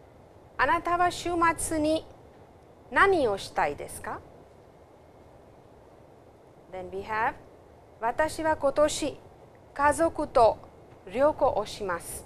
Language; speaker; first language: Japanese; non-native, fluent; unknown